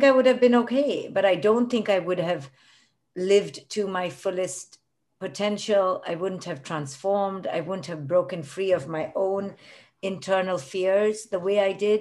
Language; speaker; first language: English; non-native, local second language; Hindi